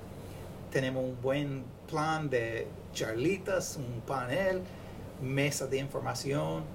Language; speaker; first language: Spanish; non-native, fluent; English